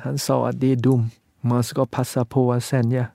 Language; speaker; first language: Swedish; non-native, learner; Thai